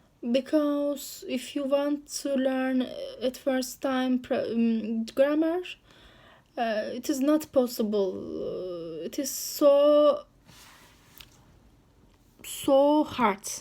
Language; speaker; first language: English; non-native, learner; Turkish